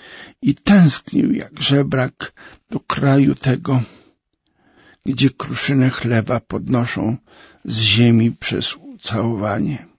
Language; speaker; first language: Polish; native; Polish